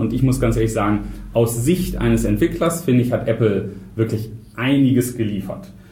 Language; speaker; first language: German; native; German